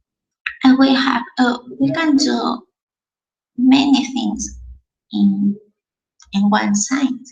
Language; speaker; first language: English; non-native, learner; Spanish